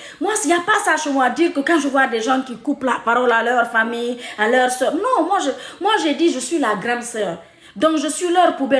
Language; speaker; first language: French; non-native, local second language; Mandingo